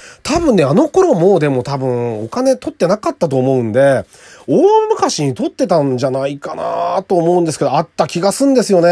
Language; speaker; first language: Japanese; native; Japanese